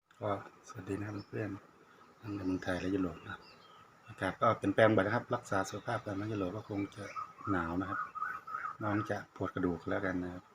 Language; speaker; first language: Thai; native; Thai